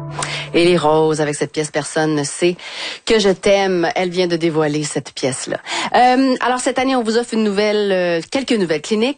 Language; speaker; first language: French; native; French